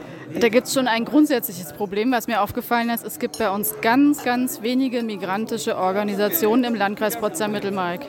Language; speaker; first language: German; native; German